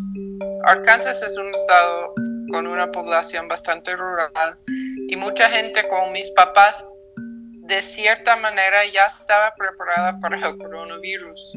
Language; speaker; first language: Spanish; non-native, fluent; English